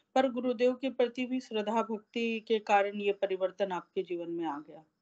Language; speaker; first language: Hindi; native; Hindi